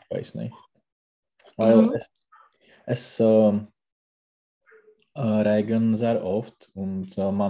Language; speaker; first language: German; non-native, learner; Czech